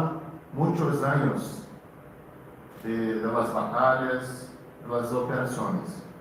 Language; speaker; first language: Spanish; non-native, learner; Portuguese